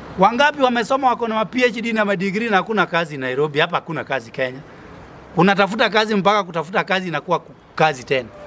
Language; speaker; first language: Swahili; non-native, local second language; Luo (Kenya and Tanzania)